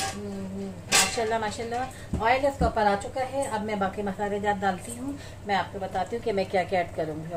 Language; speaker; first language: Hindi; native; Hindi